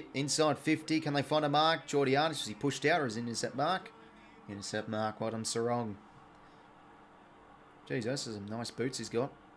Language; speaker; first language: English; native; English